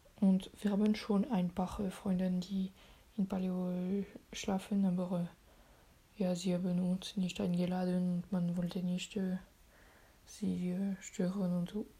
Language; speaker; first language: German; non-native, learner; French